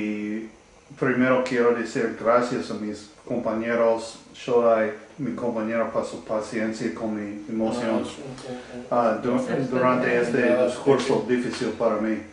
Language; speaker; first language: Spanish; non-native, learner; English